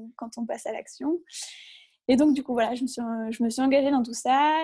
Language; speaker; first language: French; native; French